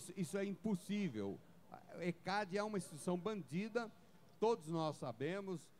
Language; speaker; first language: Portuguese; native; Portuguese